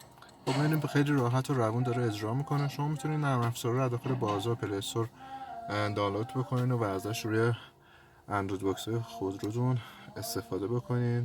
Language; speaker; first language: Persian; native; Persian